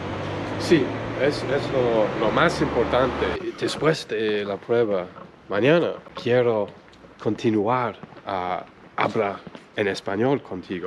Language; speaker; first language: Spanish; non-native, learner; English